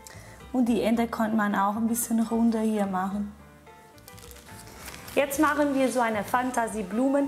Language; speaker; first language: German; non-native, fluent; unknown